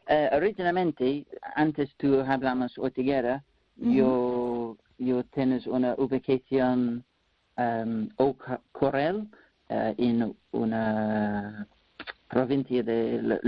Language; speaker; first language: Spanish; non-native, learner; English